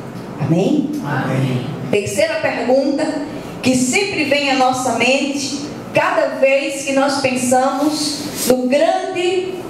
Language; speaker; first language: Portuguese; native; Portuguese